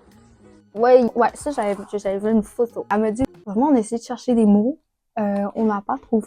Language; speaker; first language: French; native; French